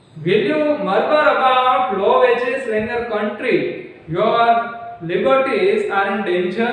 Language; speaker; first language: English; non-native, local second language; Gujarati